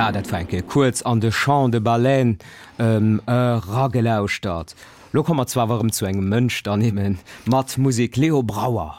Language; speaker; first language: Luxembourgish; early bilingual, other home language; Italian